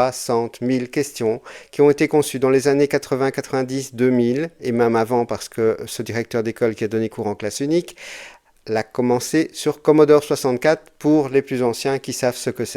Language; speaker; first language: French; native; French